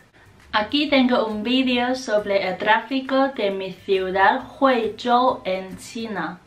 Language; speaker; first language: Spanish; non-native, fluent; Chinese